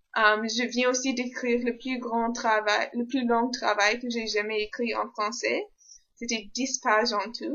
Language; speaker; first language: French; non-native, local second language; English